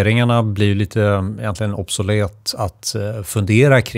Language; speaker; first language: Swedish; native; Swedish